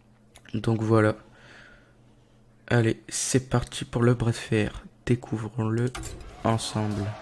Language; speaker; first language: French; native; French